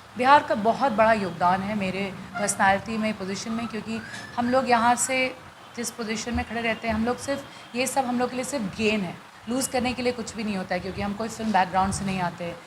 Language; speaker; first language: Hindi; non-native, local second language; Bhojpuri